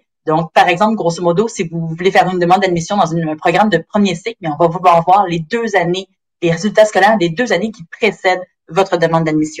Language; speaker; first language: French; native; French